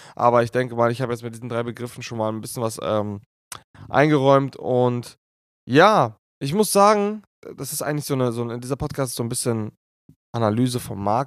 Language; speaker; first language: German; native; German